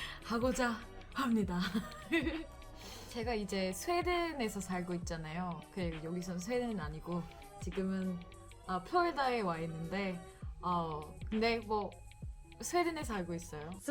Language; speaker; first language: Korean; non-native, fluent; English